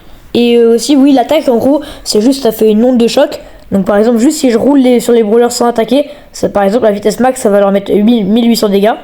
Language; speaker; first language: French; native; French